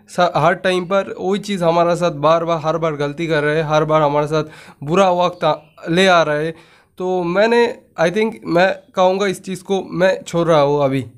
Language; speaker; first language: Hindi; non-native, local second language; Bangla